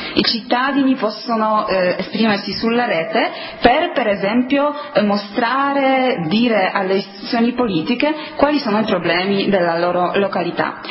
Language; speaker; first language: Italian; non-native, fluent; Polish